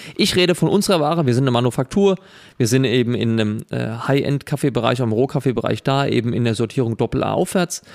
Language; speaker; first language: German; native; German